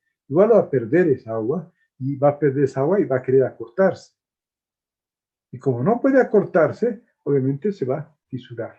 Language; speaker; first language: Spanish; native; Spanish